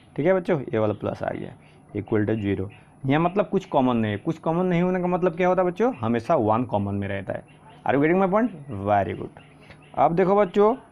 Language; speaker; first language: Hindi; non-native, local second language; Assamese